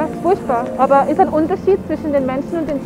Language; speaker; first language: German; native; German